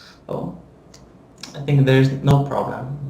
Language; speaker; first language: English; non-native, fluent; Portuguese